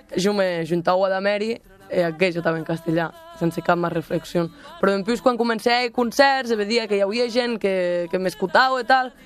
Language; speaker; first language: Catalan; non-native, local second language; Occitan